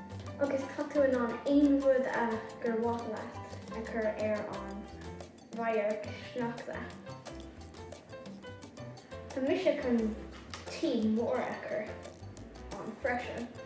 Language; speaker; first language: Irish; non-native, local second language; English